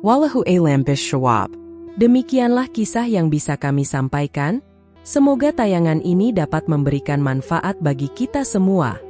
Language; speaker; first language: Indonesian; native; Indonesian